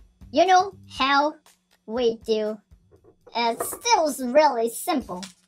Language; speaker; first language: English; non-native, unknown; Japanese